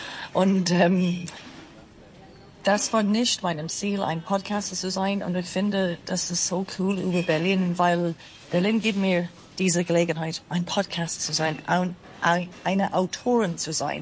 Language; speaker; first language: German; non-native, learner; English